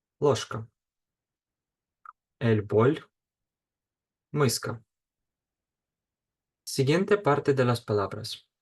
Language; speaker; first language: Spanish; non-native, fluent; Ukrainian